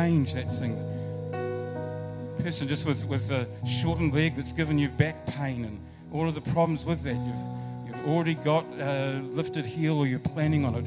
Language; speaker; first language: English; native; English